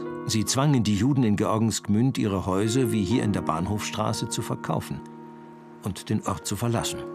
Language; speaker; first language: German; native; German